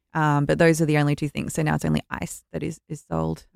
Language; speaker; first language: English; native; English